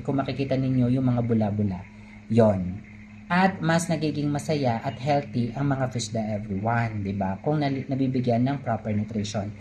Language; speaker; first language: Filipino; native; Filipino